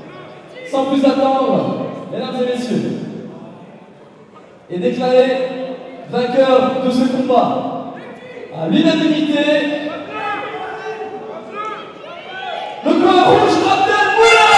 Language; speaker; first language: French; native; French